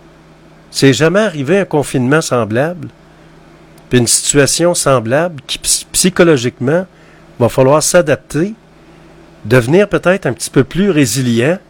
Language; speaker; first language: French; native; French